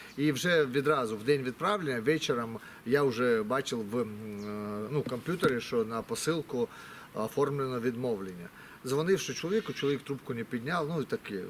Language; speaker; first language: Ukrainian; non-native, local second language; Russian